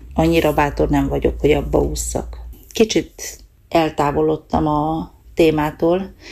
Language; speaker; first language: Hungarian; native; Hungarian